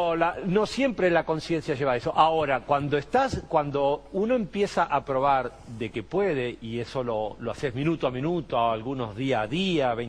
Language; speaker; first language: Spanish; native; Spanish